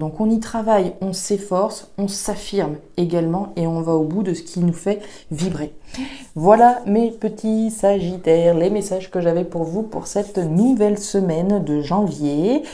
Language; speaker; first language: French; native; French